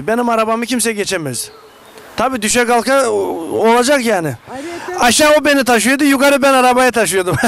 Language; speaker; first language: Turkish; native; Turkish